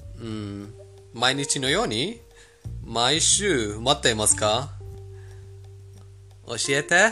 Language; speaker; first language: Japanese; non-native, fluent; Persian